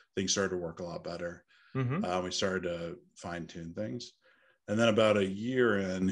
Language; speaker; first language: English; native; English